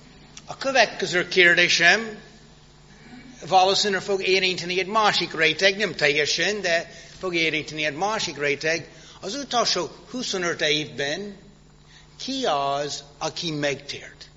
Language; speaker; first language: Hungarian; non-native, fluent; English